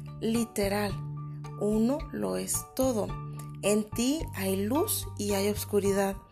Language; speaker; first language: Spanish; native; Spanish